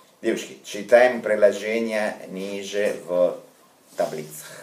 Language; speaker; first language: Russian; non-native, fluent; Italian